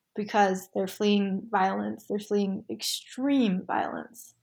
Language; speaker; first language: English; early bilingual, other home language; Spanish